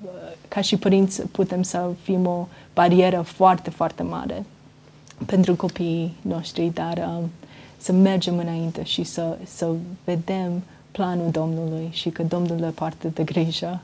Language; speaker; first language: Romanian; early bilingual, heritage; Romanian